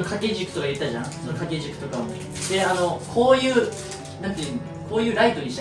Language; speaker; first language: Japanese; native; Japanese